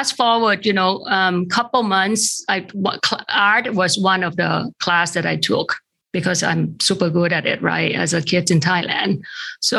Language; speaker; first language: English; non-native, fluent; Thai